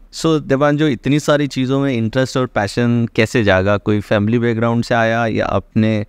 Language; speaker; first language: Hindi; native; Hindi